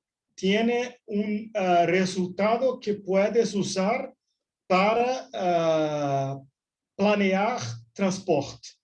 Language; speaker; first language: Spanish; non-native, fluent; Portuguese